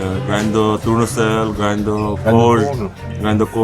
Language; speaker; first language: French; non-native, learner; Bangla